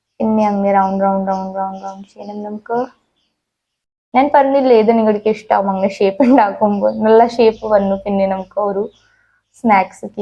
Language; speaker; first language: Malayalam; non-native, local second language; Hindi